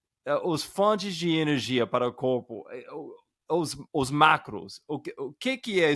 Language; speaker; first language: Portuguese; non-native, fluent; English